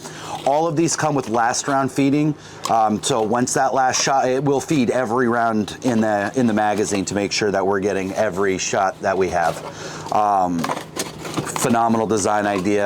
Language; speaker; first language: English; native; English